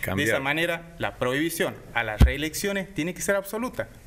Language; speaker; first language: Spanish; native; Spanish